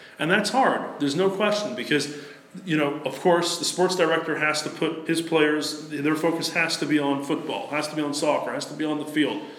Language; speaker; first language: English; native; English